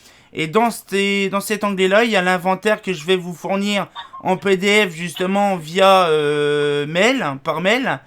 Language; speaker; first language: French; native; French